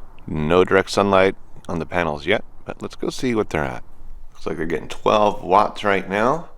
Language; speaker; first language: English; native; English